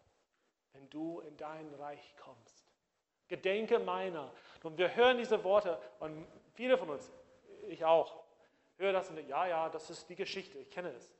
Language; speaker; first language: German; non-native, fluent; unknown